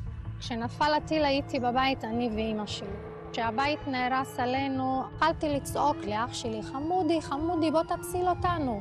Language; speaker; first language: Hebrew; non-native, local second language; Arabic